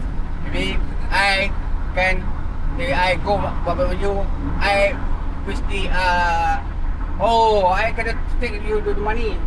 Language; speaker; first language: English; non-native, learner; Malay